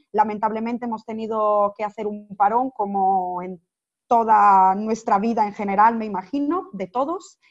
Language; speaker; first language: Spanish; non-native, fluent; Italian